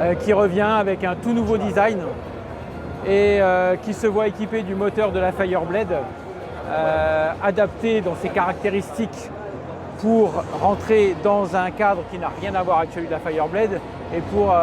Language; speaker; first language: French; native; French